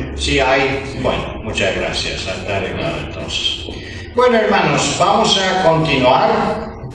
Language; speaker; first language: Spanish; non-native, fluent; Bulgarian